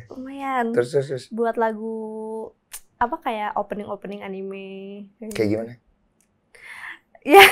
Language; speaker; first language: Indonesian; native; Indonesian